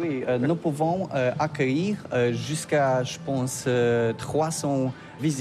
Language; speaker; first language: French; non-native, learner; Polish